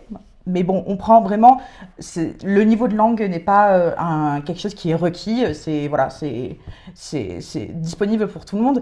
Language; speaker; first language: French; native; French